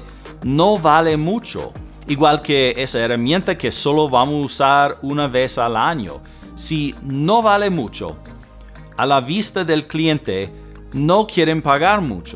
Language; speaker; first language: Spanish; non-native, fluent; English